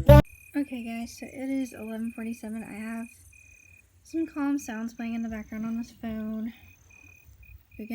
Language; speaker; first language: English; native; English